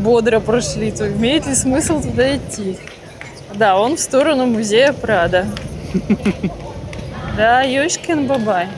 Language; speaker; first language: Russian; native; Russian